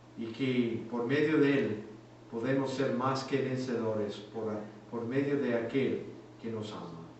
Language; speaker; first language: Spanish; native; Spanish